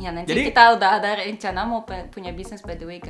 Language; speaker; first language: Indonesian; non-native, fluent; Russian